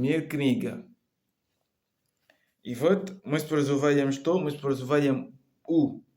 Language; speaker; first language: Russian; non-native, learner; Comorian